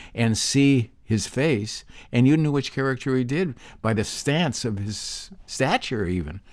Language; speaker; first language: English; native; English